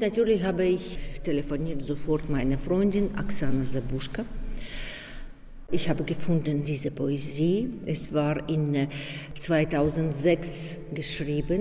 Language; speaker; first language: German; non-native, fluent; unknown